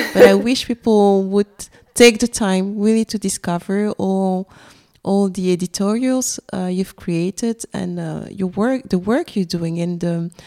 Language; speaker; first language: English; non-native, fluent; French